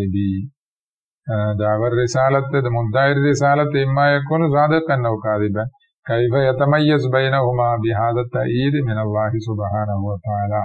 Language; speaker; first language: Arabic; non-native, fluent; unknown